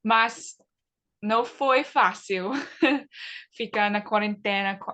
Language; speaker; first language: Portuguese; early bilingual, other home language; English